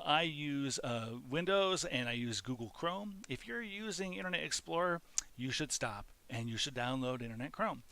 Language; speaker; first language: English; native; English